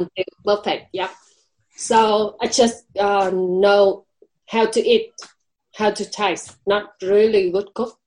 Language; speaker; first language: English; non-native, learner; Vietnamese